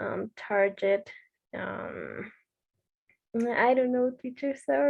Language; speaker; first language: English; non-native, learner; Spanish